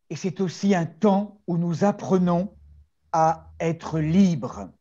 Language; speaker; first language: French; native; French